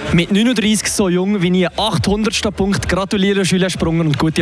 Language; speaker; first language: German; native; German